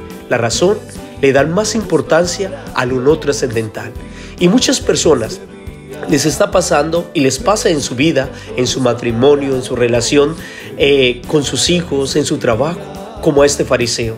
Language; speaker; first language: Spanish; native; Spanish